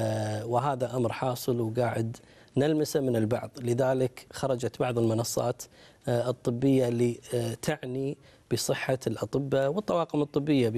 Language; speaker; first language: Arabic; native; Arabic